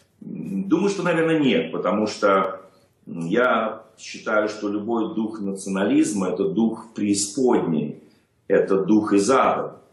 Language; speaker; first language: Russian; native; Russian